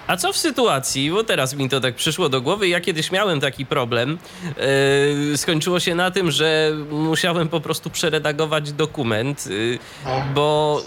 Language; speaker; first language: Polish; native; Polish